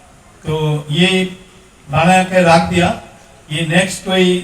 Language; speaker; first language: Hindi; non-native, local second language; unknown